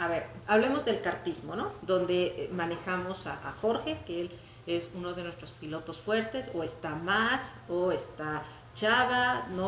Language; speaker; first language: Spanish; native; Spanish